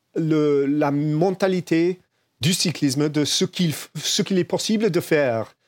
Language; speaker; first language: French; non-native, fluent; English